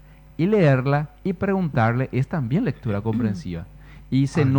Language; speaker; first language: Spanish; native; Spanish